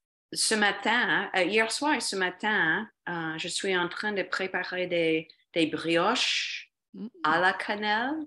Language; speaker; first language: French; non-native, fluent; English